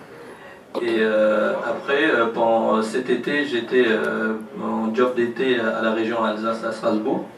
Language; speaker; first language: French; non-native, fluent; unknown